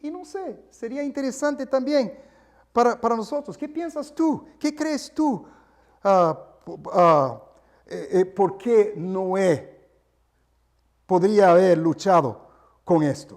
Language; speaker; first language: Spanish; non-native, fluent; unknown